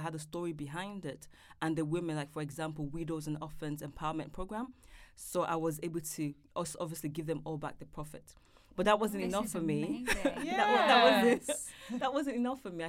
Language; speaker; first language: English; non-native, local second language; Yoruba